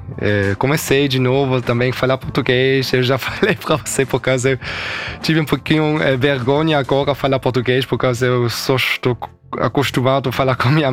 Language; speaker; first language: Portuguese; early bilingual, heritage; German